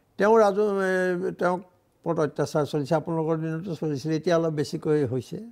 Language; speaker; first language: Assamese; native; Assamese